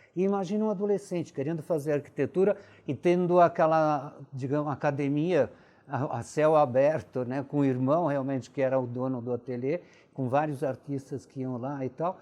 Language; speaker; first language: Portuguese; early bilingual, other home language; Italian